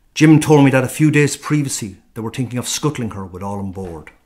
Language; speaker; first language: English; native; English